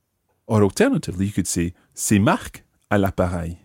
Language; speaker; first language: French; non-native, fluent; English